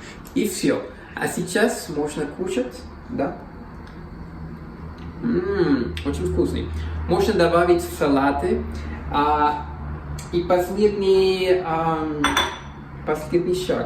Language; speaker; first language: Russian; non-native, learner; Spanish